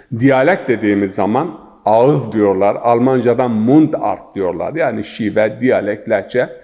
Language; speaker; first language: Turkish; non-native, local second language; Zaza